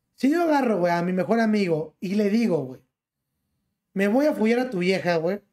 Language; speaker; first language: Spanish; native; Spanish